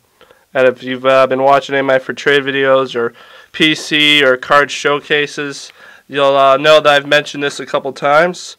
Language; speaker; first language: English; native; English